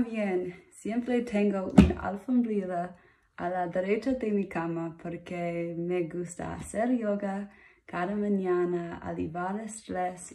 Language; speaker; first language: Spanish; non-native, learner; English